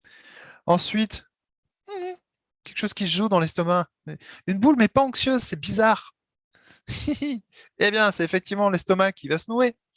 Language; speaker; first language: French; native; French